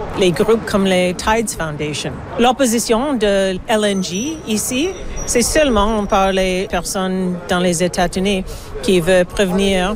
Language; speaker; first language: French; non-native, learner; English